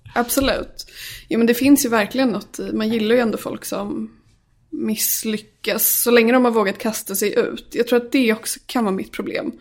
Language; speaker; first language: Swedish; native; Swedish